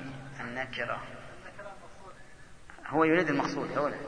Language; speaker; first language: Arabic; native; Arabic